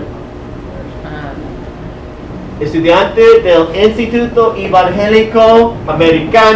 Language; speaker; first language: Spanish; non-native, fluent; English